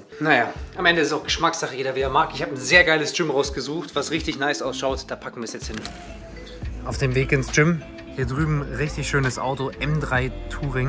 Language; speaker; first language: German; native; German